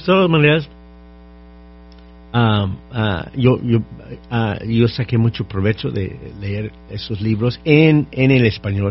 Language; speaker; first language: Spanish; non-native, fluent; English